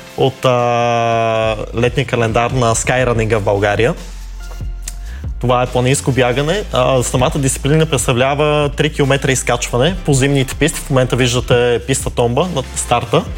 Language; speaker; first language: Bulgarian; native; Bulgarian